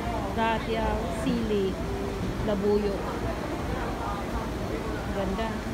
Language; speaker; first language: Chinese; non-native, learner; Filipino